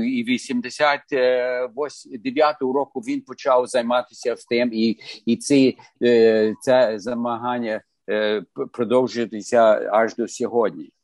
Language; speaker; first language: Ukrainian; early bilingual, heritage; Ukrainian